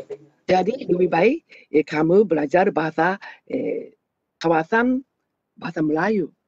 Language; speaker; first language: Indonesian; non-native, fluent; Japanese